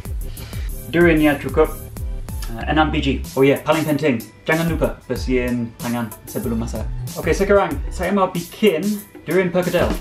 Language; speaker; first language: Indonesian; non-native, fluent; English